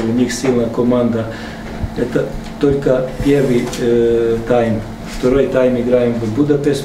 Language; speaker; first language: Russian; non-native, learner; Serbian